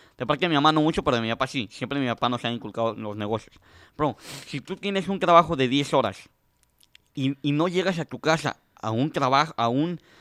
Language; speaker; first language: Spanish; native; Spanish